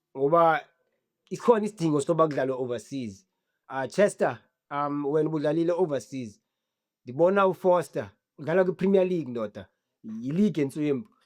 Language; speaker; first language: Zulu; non-native, local second language; Xhosa